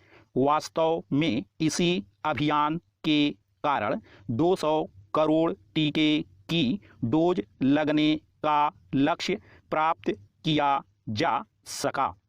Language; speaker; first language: Hindi; native; Hindi